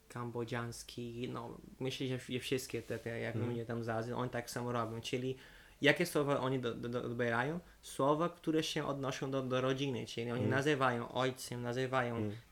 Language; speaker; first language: Polish; non-native, fluent; Portuguese